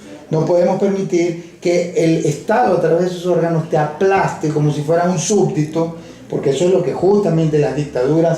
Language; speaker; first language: Spanish; native; Spanish